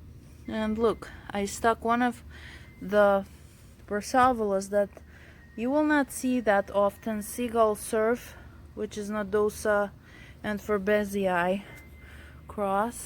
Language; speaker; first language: English; non-native, fluent; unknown